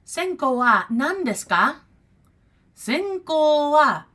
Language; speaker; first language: Japanese; non-native, learner; English